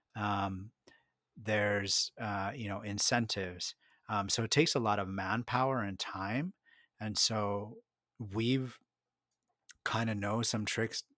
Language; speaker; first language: English; early bilingual, other home language; Spanish